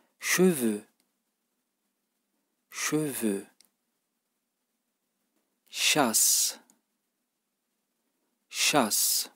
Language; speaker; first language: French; non-native, fluent; Turkish